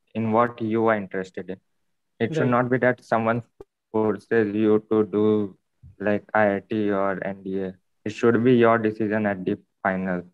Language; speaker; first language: English; non-native, local second language; Hindi